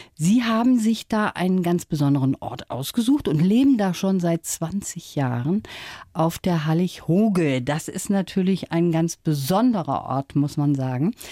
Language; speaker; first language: German; native; German